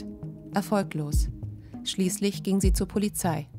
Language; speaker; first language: German; native; German